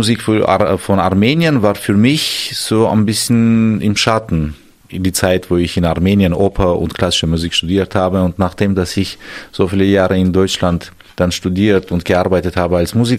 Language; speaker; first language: German; non-native, fluent; Armenian